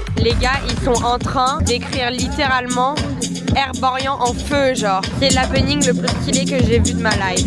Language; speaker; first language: French; native; French